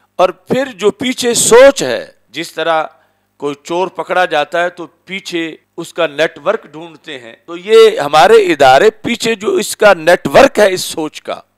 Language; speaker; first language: Urdu; non-native, local second language; Punjabi